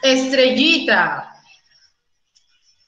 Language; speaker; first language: Spanish; native; Spanish